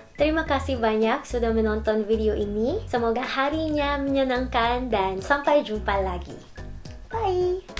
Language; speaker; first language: Indonesian; non-native, learner; Filipino